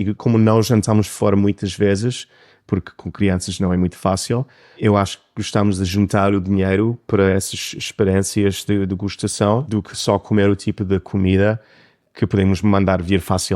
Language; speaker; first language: Portuguese; non-native, fluent; English